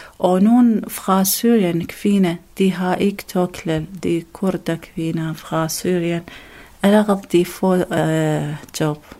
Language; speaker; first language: Danish; non-native, learner; Arabic